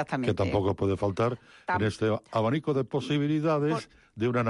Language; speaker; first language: Spanish; non-native, local second language; Catalan